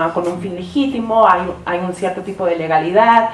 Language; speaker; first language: Spanish; early bilingual, heritage; Spanish